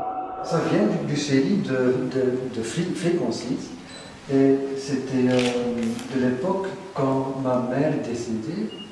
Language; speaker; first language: French; non-native, fluent; Dutch